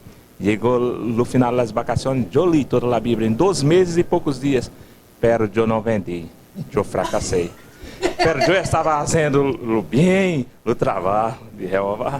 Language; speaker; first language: Spanish; non-native, fluent; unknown